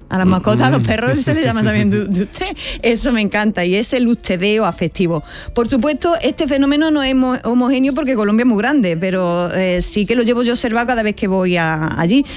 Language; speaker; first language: Spanish; native; Spanish